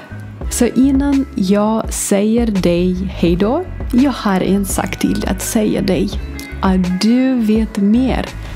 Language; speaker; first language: Swedish; non-native, fluent; Ukrainian